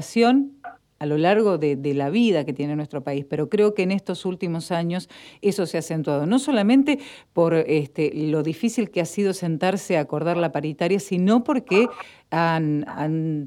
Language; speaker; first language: Spanish; native; Spanish